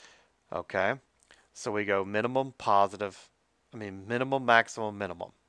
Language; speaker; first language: English; native; English